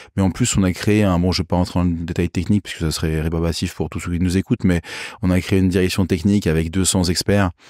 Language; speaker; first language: French; native; French